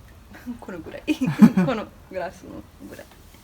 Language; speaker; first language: Japanese; non-native, fluent; Serbian